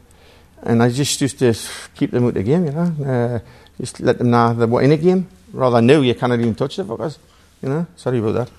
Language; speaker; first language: English; native; English